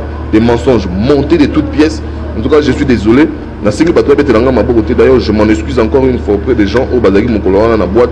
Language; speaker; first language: French; non-native, local second language; Lingala